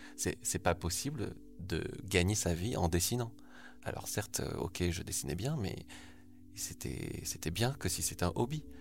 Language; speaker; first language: French; early bilingual, other home language; Korean